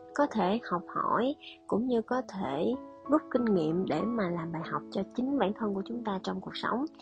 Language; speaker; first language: Vietnamese; native; Vietnamese